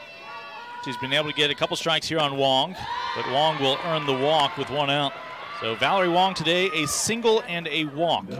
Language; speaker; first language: English; native; English